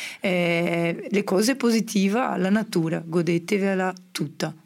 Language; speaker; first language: Italian; non-native, fluent; Portuguese